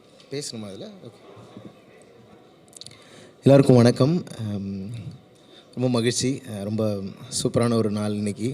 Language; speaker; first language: Tamil; native; Tamil